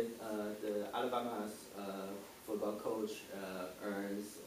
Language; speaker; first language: English; non-native, learner; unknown